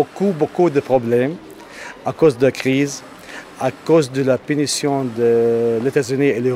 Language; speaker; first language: French; non-native, learner; Arabic